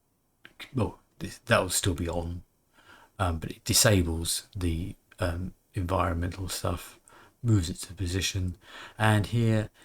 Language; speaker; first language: English; native; English